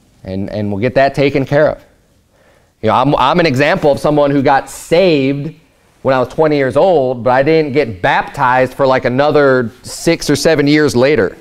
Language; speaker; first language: English; native; English